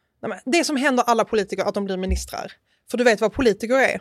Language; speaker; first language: Swedish; native; Swedish